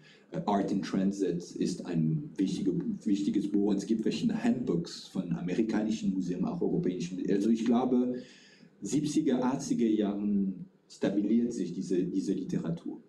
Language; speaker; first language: German; non-native, fluent; French